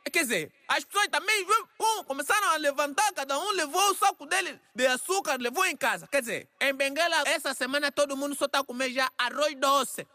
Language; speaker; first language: Portuguese; native; Portuguese